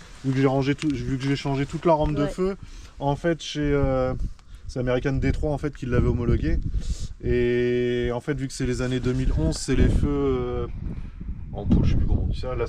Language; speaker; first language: French; native; French